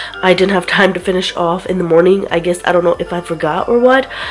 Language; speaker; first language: English; early bilingual, other home language; Hindi